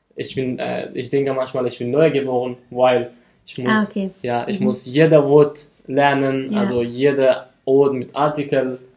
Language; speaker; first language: German; non-native, learner; Persian